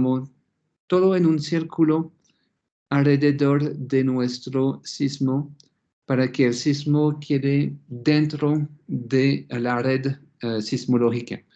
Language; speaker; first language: Spanish; non-native, fluent; French